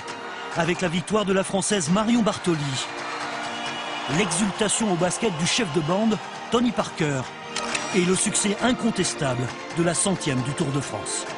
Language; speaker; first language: French; native; French